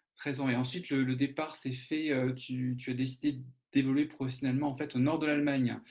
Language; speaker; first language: French; native; French